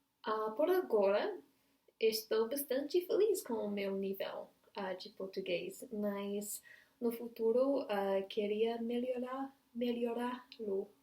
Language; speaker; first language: Portuguese; non-native, learner; English